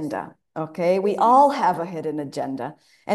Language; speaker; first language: English; non-native, fluent; Spanish